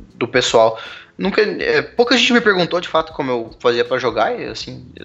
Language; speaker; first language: Portuguese; native; Portuguese